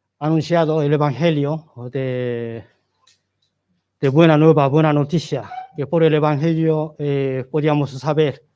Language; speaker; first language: Spanish; non-native, learner; Korean